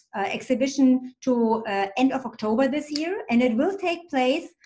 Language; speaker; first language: English; non-native, fluent; German